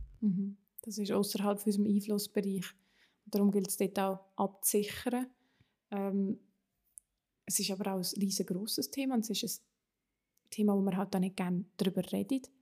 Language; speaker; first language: German; native; German